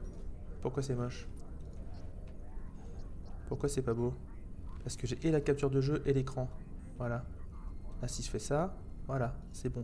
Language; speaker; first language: French; native; French